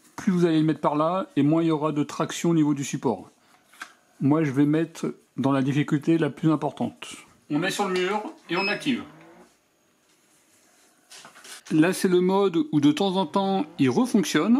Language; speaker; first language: French; native; French